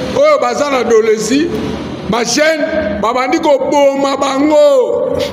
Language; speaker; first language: Lingala; non-native, local second language; Kongo